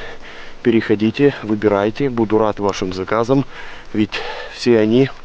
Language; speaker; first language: Russian; native; Russian